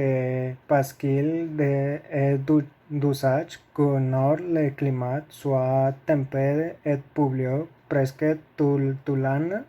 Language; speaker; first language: French; non-native, learner; Spanish